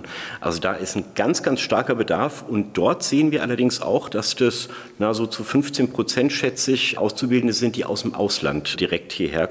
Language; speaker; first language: German; native; German